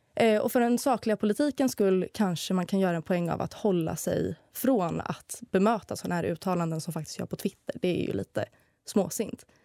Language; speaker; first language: Swedish; native; Swedish